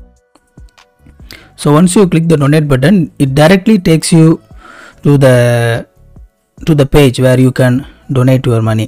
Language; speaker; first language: English; non-native, local second language; Tamil